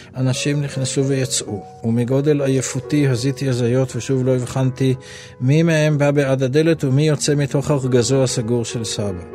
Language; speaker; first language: Hebrew; native; Hebrew